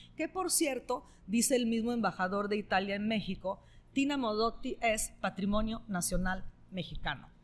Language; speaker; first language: Spanish; non-native, fluent; Italian